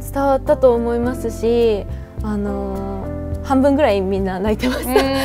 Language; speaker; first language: Japanese; native; Japanese